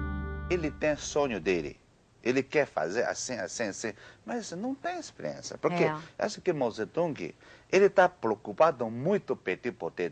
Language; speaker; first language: Portuguese; non-native, learner; Chinese